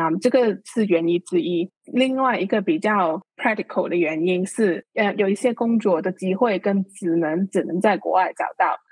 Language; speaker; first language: Chinese; non-native, local second language; Cantonese